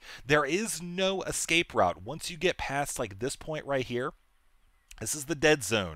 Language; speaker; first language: English; native; English